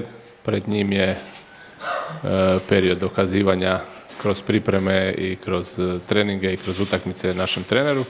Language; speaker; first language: Serbian; native; Serbian